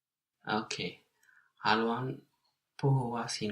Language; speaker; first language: Finnish; non-native, learner; English